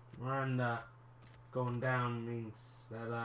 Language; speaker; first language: English; native; English